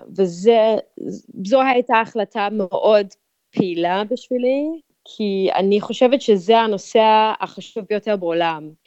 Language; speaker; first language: Hebrew; non-native, fluent; English